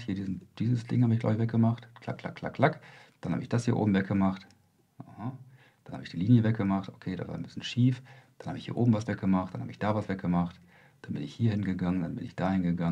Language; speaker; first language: German; native; German